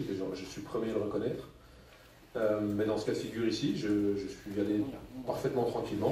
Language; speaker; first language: French; native; French